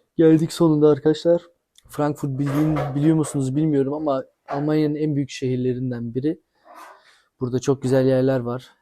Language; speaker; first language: Turkish; early bilingual, heritage; Turkish